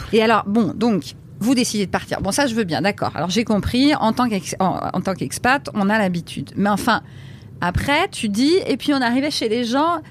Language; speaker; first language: French; native; French